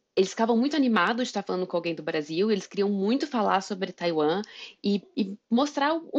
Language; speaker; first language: Portuguese; native; Portuguese